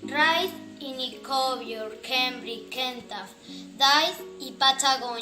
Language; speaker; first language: Welsh; non-native, learner; Spanish